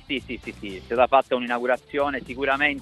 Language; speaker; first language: Italian; native; Italian